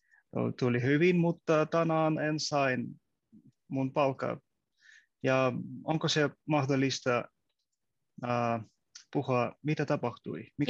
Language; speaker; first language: Finnish; non-native, learner; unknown